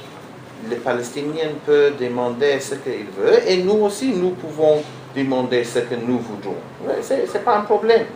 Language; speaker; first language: French; non-native, learner; Hebrew